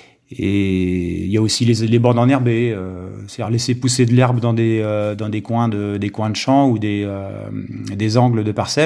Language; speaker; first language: French; native; French